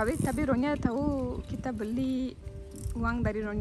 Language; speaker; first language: Indonesian; non-native, learner; Turkish